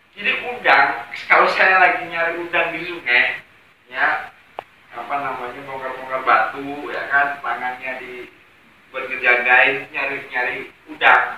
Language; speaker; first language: Indonesian; non-native, local second language; Javanese